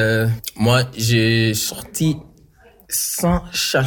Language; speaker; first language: French; non-native, learner; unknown